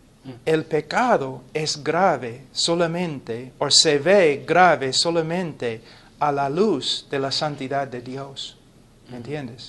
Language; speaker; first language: Spanish; non-native, fluent; English